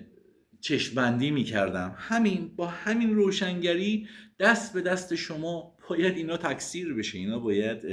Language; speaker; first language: Persian; native; Persian